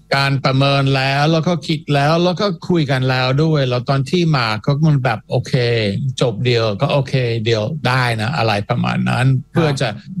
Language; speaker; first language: Thai; non-native, fluent; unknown